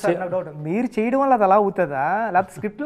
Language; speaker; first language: Telugu; native; Telugu